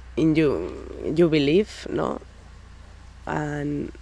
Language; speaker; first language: English; non-native, learner; Spanish